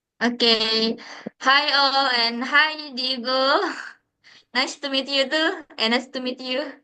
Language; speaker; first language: English; non-native, learner; Indonesian